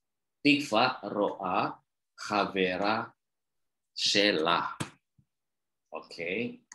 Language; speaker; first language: Hebrew; non-native, fluent; Indonesian